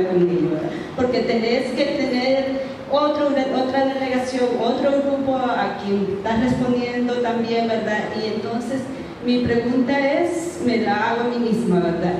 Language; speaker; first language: Spanish; native; Spanish